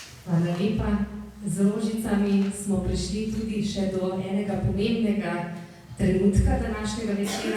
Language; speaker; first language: Slovenian; native; Slovenian